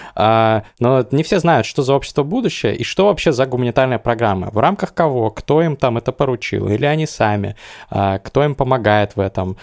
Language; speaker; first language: Russian; native; Russian